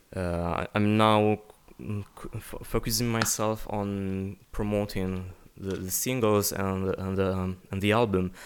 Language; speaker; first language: English; non-native, learner; Italian